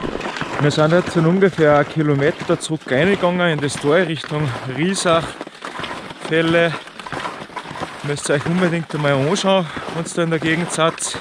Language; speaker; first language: German; native; German